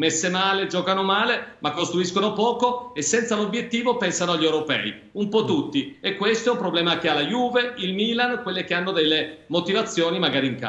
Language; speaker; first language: Italian; native; Italian